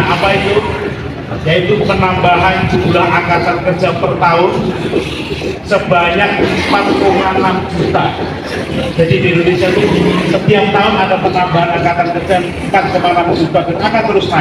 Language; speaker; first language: Indonesian; native; Indonesian